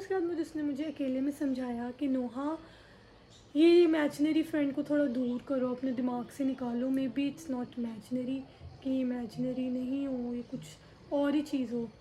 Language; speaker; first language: Hindi; early bilingual, heritage; Urdu